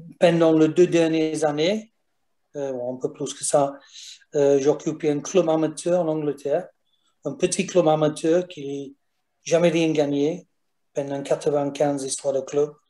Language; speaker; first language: French; non-native, fluent; English